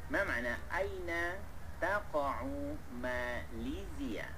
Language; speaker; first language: Arabic; non-native, fluent; Malay